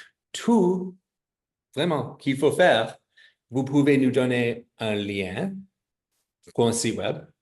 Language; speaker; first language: French; non-native, fluent; English